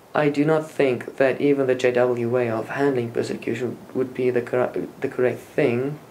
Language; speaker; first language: English; non-native, local second language; Afrikaans